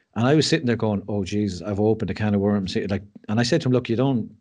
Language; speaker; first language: English; native; English